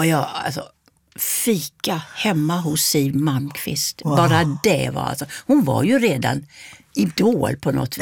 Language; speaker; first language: Swedish; native; Swedish